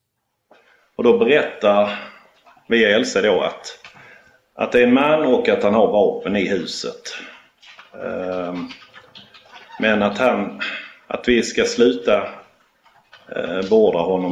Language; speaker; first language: Swedish; native; Swedish